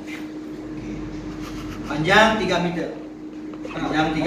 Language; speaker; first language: Malay; native; Malay